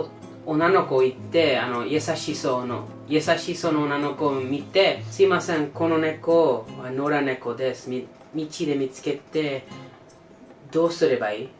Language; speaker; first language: Japanese; non-native, learner; English